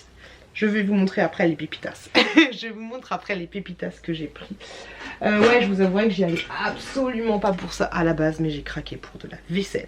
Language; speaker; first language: French; native; French